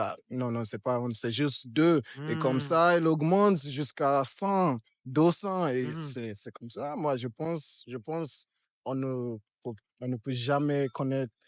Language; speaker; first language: French; non-native, fluent; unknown